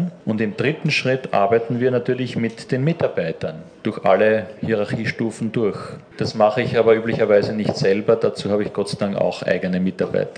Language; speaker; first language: German; native; German